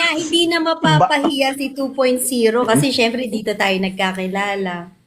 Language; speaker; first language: Filipino; non-native, local second language; Cebuano